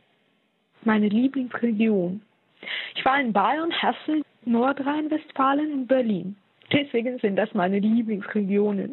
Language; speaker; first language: German; non-native, fluent; Russian